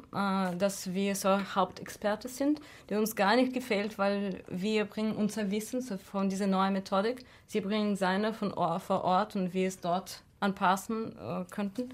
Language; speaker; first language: German; non-native, fluent; Russian